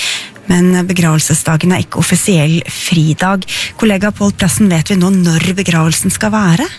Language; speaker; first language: Norwegian; native; Norwegian